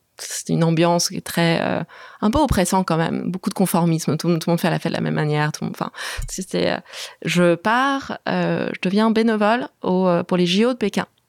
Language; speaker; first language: French; early bilingual, other home language; Chinese